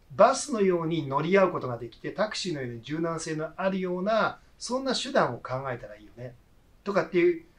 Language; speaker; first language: Japanese; native; Japanese